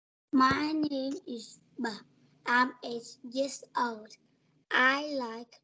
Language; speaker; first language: English; non-native, learner; Vietnamese